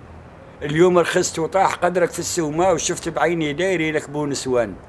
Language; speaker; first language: Arabic; native; Arabic